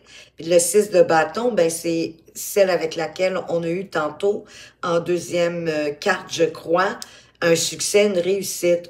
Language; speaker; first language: French; native; French